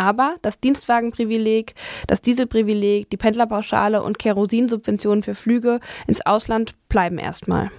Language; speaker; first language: German; native; German